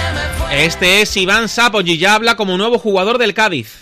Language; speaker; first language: Spanish; native; Spanish